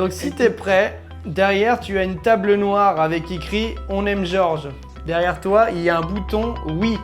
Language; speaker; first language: French; native; French